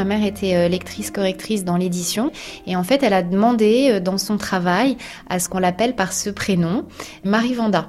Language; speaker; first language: French; native; French